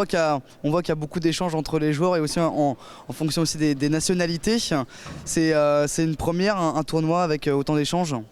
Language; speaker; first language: French; native; French